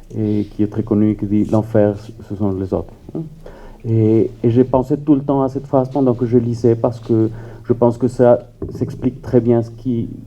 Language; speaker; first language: French; non-native, fluent; Spanish